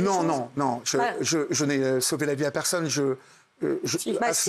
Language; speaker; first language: French; native; French